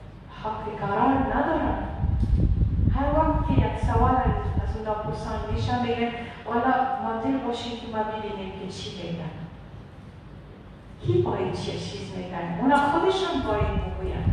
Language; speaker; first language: Persian; non-native, learner; Arabic